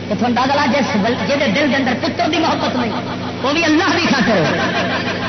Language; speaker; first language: Urdu; non-native, local second language; Punjabi